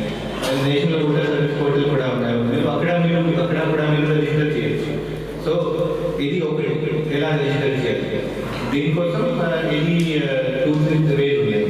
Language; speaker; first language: Telugu; non-native, learner; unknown